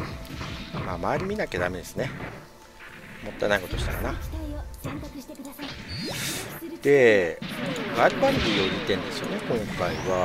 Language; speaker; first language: Japanese; native; Japanese